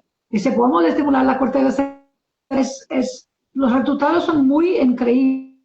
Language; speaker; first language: Spanish; non-native, learner; Portuguese